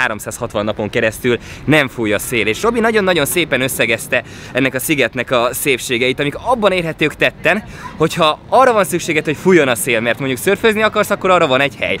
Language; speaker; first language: Hungarian; native; Hungarian